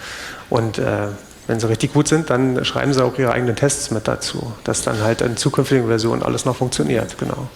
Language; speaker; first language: German; native; German